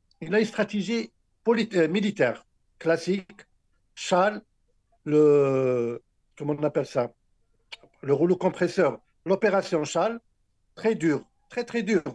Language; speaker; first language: French; non-native, local second language; Arabic